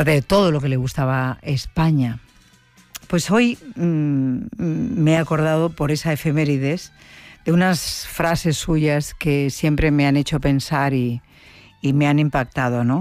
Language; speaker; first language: Spanish; native; Spanish